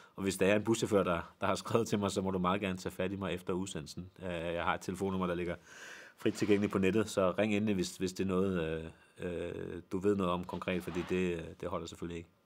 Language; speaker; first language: Danish; native; Danish